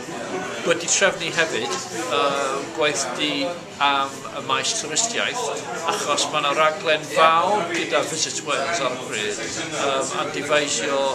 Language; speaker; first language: Welsh; non-native, fluent; English